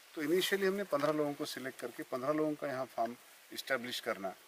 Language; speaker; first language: Hindi; non-native, local second language; Marathi